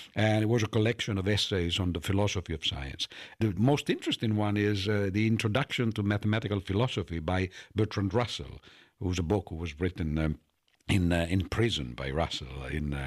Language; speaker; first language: English; non-native, fluent; Italian